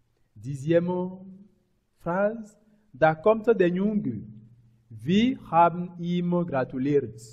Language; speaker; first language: German; non-native, fluent; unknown